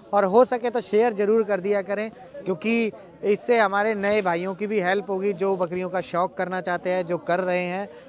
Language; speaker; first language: Hindi; non-native, local second language; Punjabi